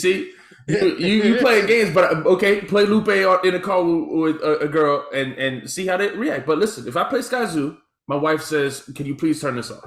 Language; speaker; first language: English; native; English